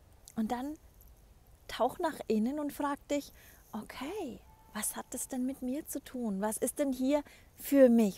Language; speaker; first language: German; native; German